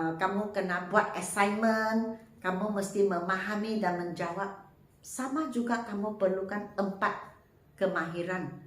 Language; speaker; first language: Malay; non-native, local second language; Chinese